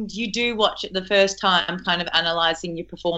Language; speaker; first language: English; native; English